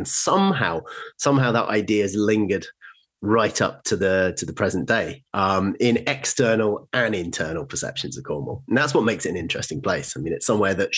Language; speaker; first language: English; native; English